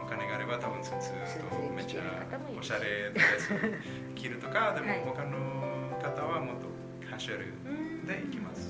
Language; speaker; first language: Japanese; non-native, learner; Spanish